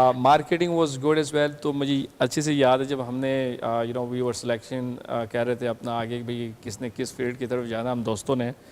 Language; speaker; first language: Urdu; early bilingual, heritage; Urdu